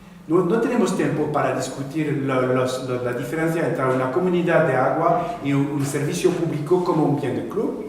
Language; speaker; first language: Spanish; non-native, fluent; French